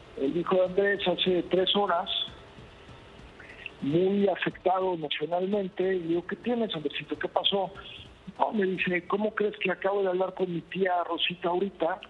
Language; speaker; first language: Spanish; native; Spanish